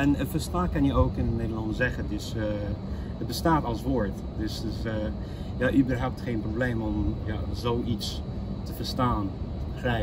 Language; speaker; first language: Dutch; non-native, fluent; English